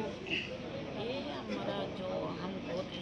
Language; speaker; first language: Hindi; non-native, local second language; Bodo